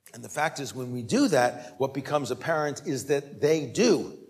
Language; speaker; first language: English; native; English